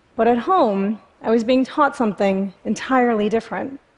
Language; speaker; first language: English; native; English